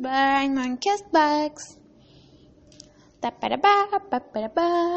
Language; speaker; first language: English; non-native, learner; Turkish